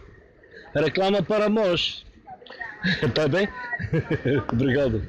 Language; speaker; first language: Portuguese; non-native, learner; Bulgarian